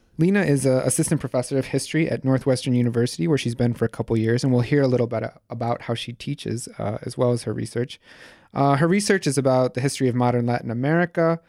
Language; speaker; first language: English; native; English